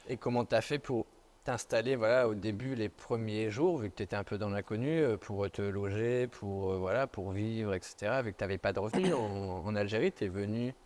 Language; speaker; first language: French; native; French